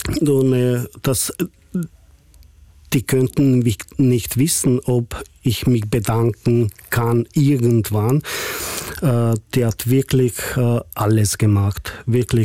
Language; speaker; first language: German; non-native, fluent; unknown